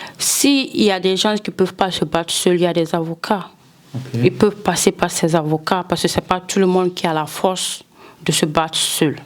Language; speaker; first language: French; non-native, local second language; Fula